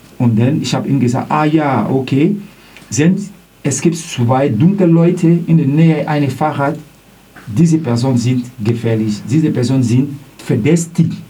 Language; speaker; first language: German; non-native, learner; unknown